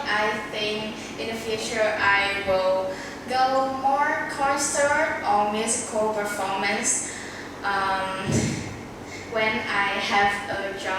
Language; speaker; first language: English; non-native, learner; Vietnamese